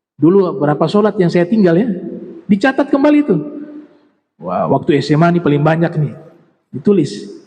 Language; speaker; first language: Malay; native; Malay